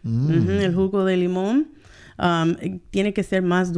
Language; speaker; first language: Spanish; early bilingual, heritage; Spanish